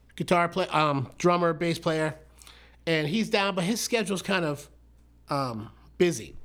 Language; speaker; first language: English; native; English